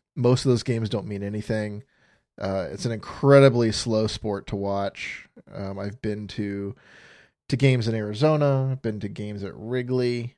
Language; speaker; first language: English; native; English